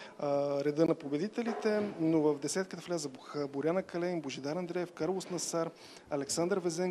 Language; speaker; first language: Bulgarian; native; Bulgarian